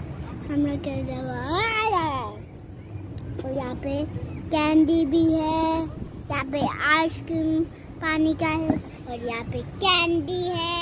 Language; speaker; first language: Hindi; early bilingual, heritage; Hindi